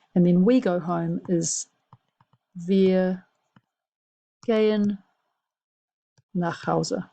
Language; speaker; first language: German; non-native, fluent; English